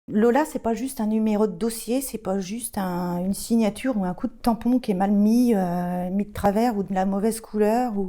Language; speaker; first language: French; native; French